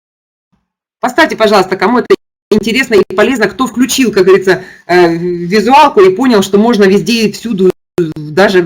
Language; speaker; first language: Russian; native; Russian